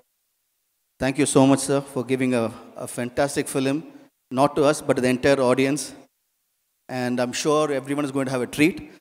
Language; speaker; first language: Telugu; non-native, learner; Tamil